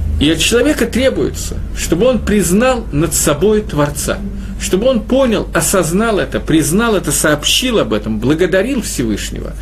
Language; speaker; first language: Russian; native; Russian